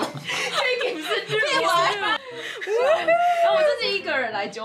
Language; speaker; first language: Chinese; non-native, fluent; Korean